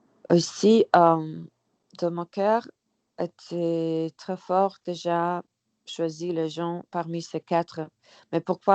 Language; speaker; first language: French; non-native, learner; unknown